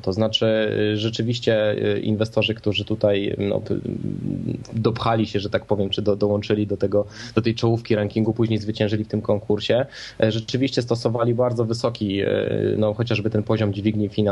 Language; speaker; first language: Polish; native; Polish